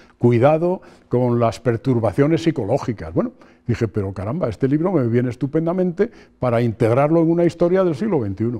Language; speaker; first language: Spanish; native; Spanish